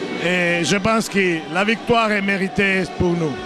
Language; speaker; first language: French; non-native, fluent; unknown